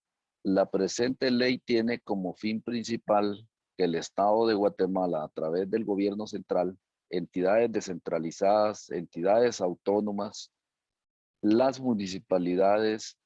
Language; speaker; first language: Spanish; native; Spanish